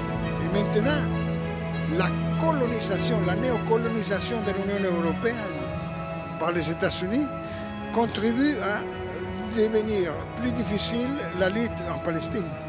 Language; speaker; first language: French; non-native, fluent; Spanish